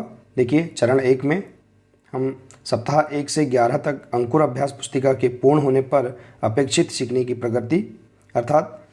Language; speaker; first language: Hindi; native; Hindi